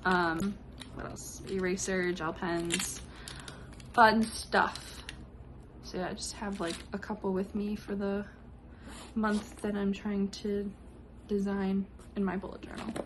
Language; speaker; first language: English; native; English